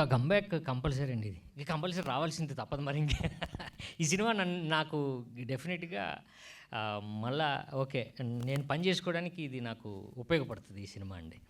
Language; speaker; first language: Telugu; native; Telugu